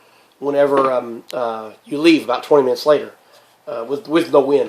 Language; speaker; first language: English; native; English